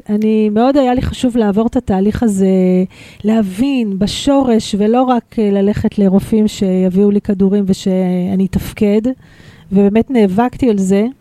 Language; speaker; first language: Hebrew; early bilingual, other home language; Russian